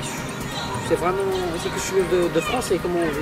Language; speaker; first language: French; non-native, learner; English